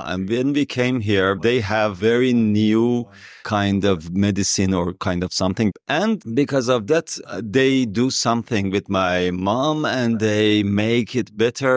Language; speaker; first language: English; non-native, learner; Persian